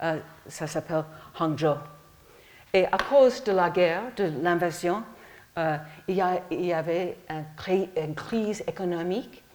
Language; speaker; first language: French; non-native, learner; English